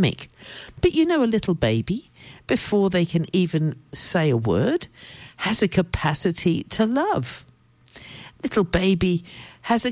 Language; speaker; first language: English; native; English